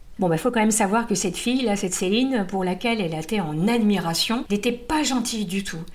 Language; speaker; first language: French; native; French